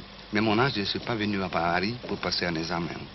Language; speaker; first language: French; non-native, fluent; Italian